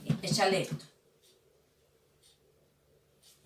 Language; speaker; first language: Spanish; native; Spanish